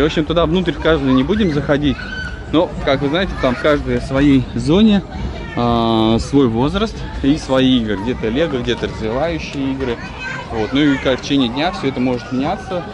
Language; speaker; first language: Russian; native; Russian